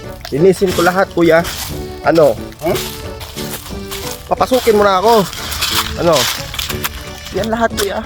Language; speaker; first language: Filipino; non-native, local second language; Cebuano